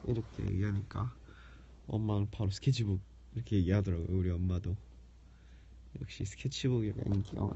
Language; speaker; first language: Korean; early bilingual, heritage; Korean